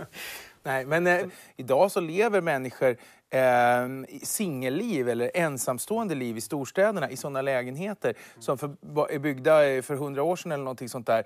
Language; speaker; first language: Swedish; native; Swedish